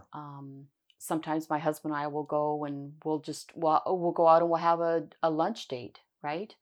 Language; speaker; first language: English; native; English